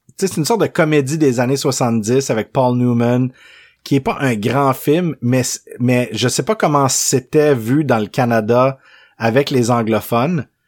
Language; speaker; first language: French; native; French